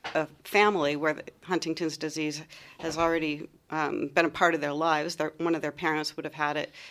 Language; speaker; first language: English; native; English